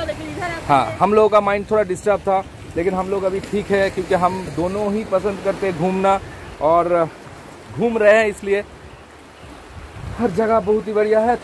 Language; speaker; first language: Hindi; non-native, local second language; Bangla